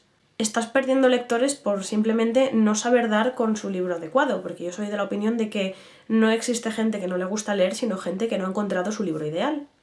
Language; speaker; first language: Spanish; native; Spanish